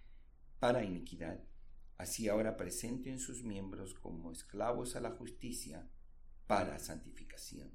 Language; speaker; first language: Spanish; native; Spanish